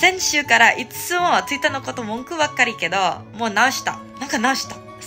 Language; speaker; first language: Japanese; non-native, learner; Indonesian